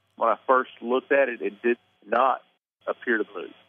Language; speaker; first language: English; native; English